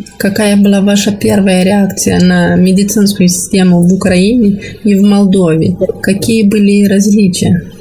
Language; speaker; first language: Russian; non-native, local second language; Romanian